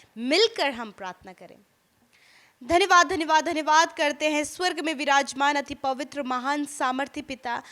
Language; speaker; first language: Hindi; native; Hindi